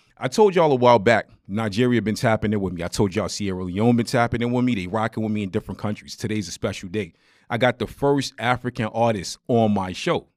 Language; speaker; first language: English; native; English